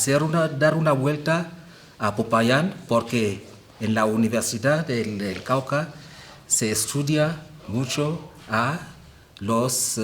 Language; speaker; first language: Spanish; non-native, fluent; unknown